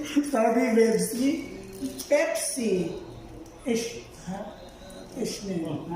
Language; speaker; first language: Arabic; non-native, learner; Filipino